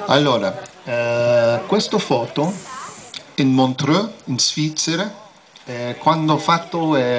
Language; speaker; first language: Italian; non-native, learner; English